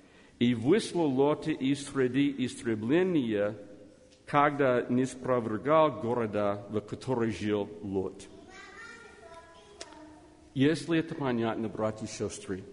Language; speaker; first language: Russian; non-native, learner; English